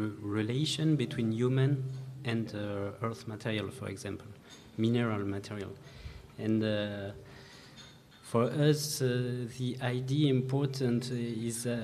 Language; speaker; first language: English; non-native, learner; French